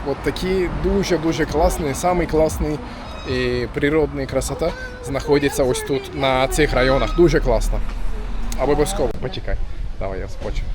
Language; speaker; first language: Ukrainian; non-native, local second language; Russian